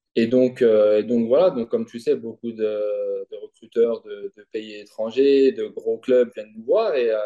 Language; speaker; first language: French; native; French